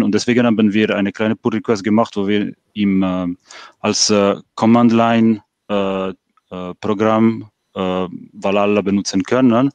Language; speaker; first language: German; non-native, fluent; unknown